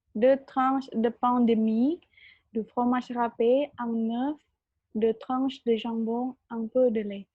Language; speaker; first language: French; non-native, fluent; Indonesian